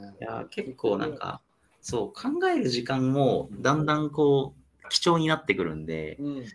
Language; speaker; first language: Japanese; native; Japanese